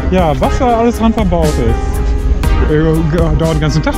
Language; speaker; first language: German; native; German